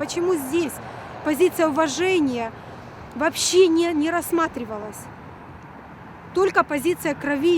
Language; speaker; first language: Russian; native; Russian